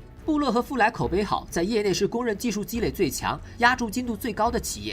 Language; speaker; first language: Chinese; native; Chinese